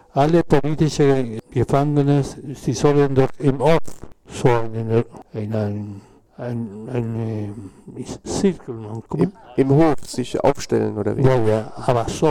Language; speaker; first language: German; non-native, learner; Spanish